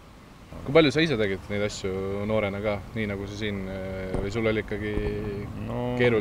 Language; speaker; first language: Estonian; native; Estonian